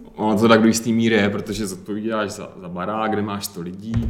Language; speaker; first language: Czech; native; Czech